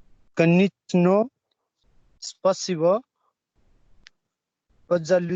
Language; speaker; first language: Russian; non-native, learner; Hindi